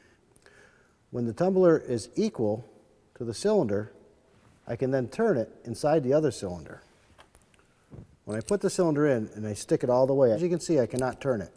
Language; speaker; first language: English; native; English